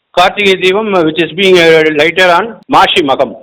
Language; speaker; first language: English; non-native, local second language; Tamil